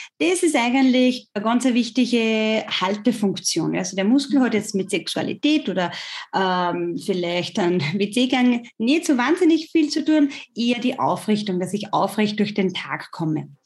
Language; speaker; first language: German; native; German